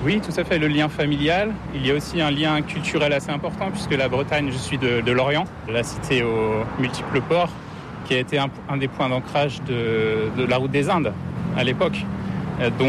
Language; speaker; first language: French; native; French